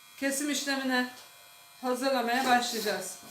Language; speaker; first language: Turkish; native; Turkish